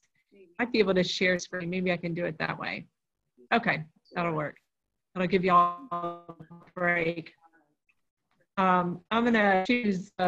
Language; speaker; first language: English; native; English